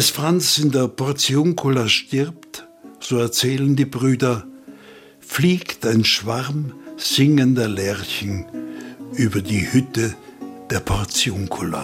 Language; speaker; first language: German; native; German